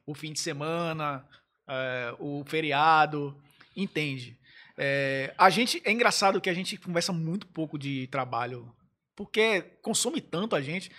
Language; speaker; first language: Portuguese; native; Portuguese